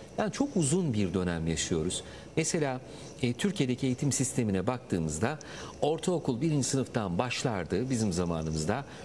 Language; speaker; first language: Turkish; native; Turkish